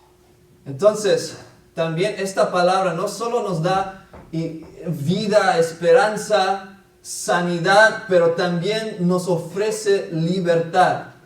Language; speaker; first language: Spanish; non-native, fluent; English